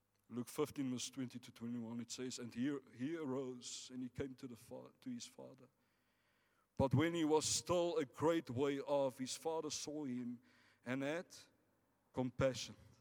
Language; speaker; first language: English; non-native, local second language; Afrikaans